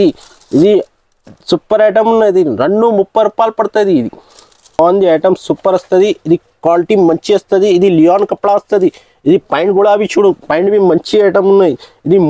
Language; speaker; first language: Telugu; non-native, local second language; Urdu